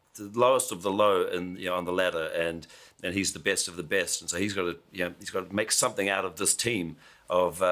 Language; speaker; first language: English; native; English